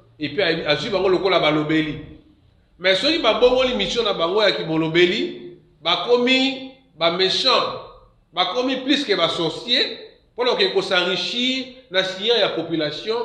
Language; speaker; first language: Lingala; non-native, local second language; Kongo